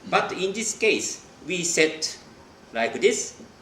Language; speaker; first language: English; non-native, fluent; Japanese